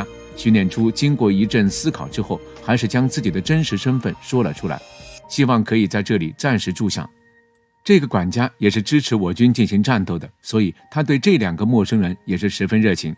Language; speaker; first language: Chinese; native; Chinese